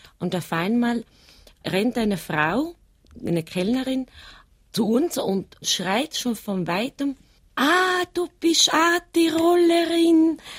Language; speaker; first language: German; non-native, fluent; Russian